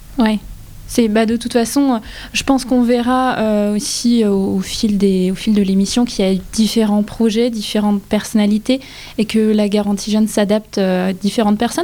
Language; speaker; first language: French; native; French